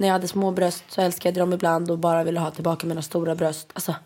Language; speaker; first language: Swedish; native; Swedish